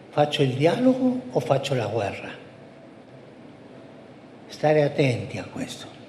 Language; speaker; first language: Italian; early bilingual, heritage; Spanish